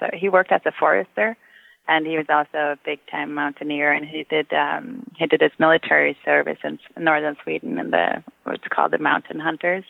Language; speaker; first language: English; non-native, fluent; Swedish